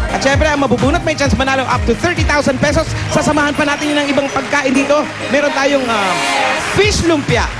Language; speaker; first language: Filipino; native; Filipino